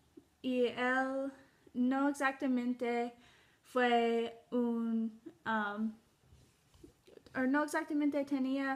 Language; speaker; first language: Spanish; non-native, learner; English